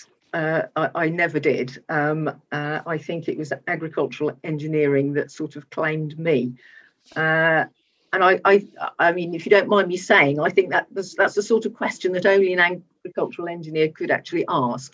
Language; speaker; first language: English; native; English